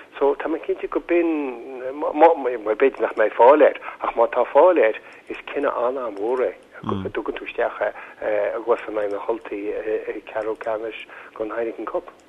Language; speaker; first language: Irish; native; Irish